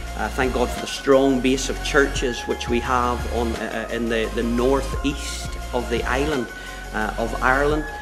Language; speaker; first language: English; native; English